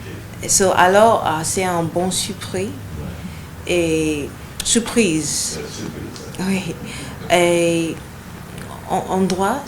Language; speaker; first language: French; non-native, learner; Yoruba